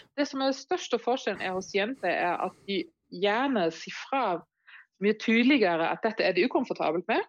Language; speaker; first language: Norwegian; non-native, fluent; German